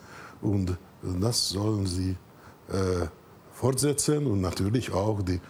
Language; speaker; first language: German; non-native, fluent; Hungarian